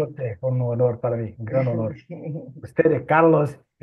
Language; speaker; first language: Spanish; non-native, fluent; Portuguese